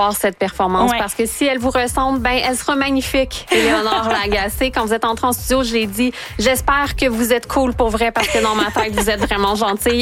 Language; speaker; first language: French; native; French